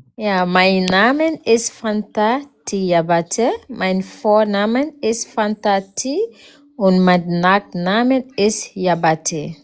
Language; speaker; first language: German; non-native, learner; Mandingo